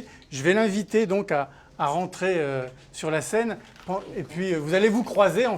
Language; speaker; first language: French; native; French